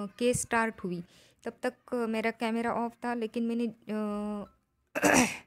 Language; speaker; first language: Hindi; non-native, local second language; Marathi